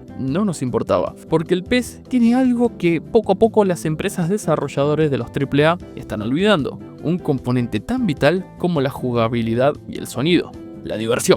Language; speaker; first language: Spanish; native; Spanish